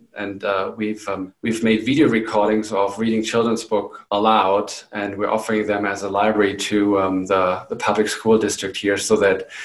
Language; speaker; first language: English; non-native, fluent; German